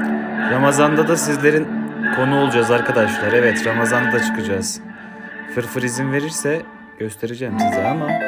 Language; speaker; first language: Turkish; native; Turkish